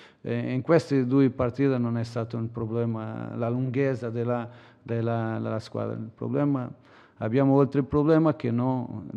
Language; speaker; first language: Italian; non-native, learner; Portuguese